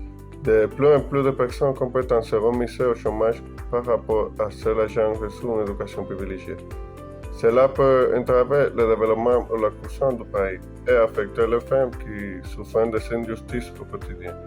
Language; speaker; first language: French; non-native, learner; Spanish